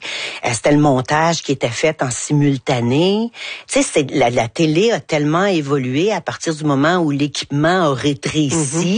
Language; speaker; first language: French; native; French